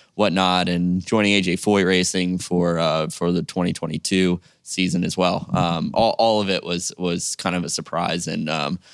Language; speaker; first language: English; native; English